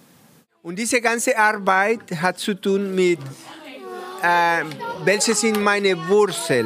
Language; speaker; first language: German; non-native, fluent; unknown